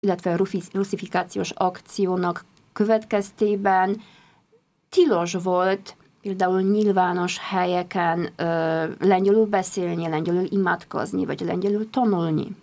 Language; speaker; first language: Hungarian; non-native, fluent; Polish